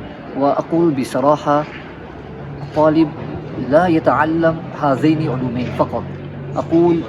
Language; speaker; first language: Arabic; non-native, fluent; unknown